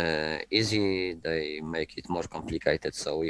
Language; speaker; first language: English; non-native, learner; Polish